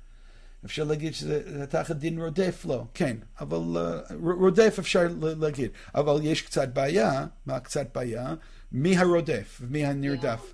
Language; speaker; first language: Hebrew; non-native, fluent; English